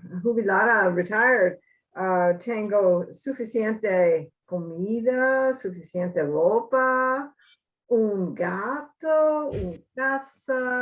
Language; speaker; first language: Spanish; non-native, learner; English